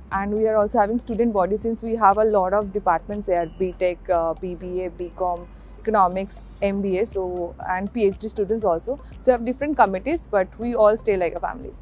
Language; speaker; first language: English; non-native, local second language; Bangla